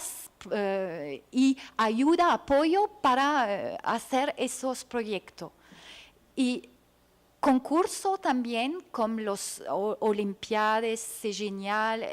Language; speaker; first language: Spanish; non-native, fluent; French